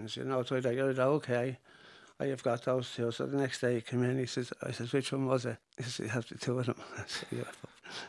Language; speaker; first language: English; native; English